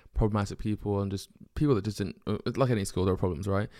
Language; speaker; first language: English; native; English